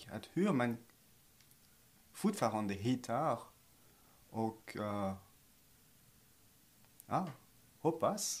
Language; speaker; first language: Swedish; non-native, fluent; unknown